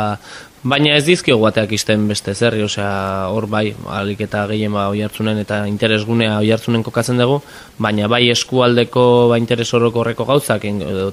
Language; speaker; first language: Basque; native; Basque